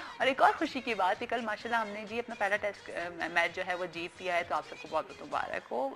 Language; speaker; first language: Urdu; native; Urdu